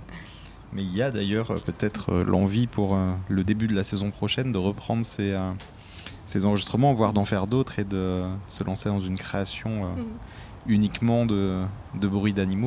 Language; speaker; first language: French; native; French